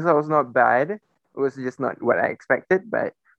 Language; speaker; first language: English; non-native, local second language; Malay